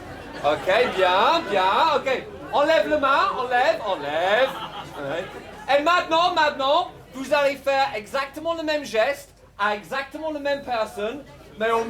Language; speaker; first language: French; native; French